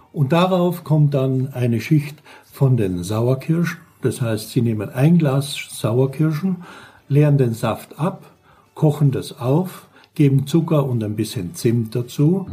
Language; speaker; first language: German; native; German